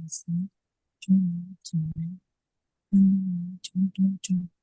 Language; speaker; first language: Korean; non-native, learner; Burmese